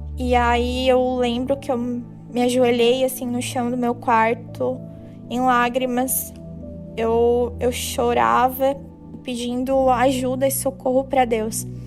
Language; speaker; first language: Portuguese; native; Portuguese